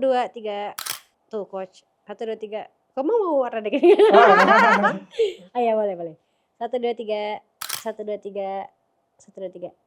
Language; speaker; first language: Indonesian; native; Indonesian